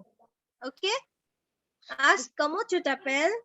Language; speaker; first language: French; non-native, learner; Hindi